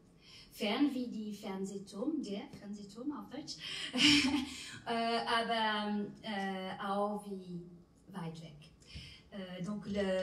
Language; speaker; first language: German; non-native, learner; French